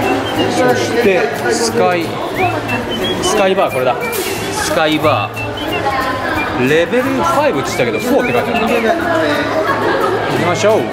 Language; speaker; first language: Japanese; native; Japanese